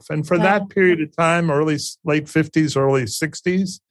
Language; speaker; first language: English; native; English